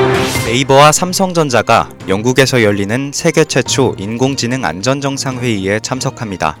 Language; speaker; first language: Korean; native; Korean